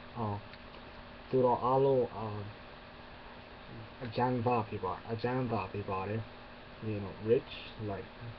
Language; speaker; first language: Burmese; non-native, learner; English